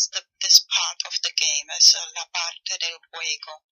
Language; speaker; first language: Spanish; non-native, fluent; German